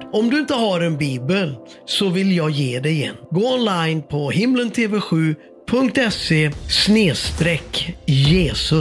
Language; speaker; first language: Swedish; native; Swedish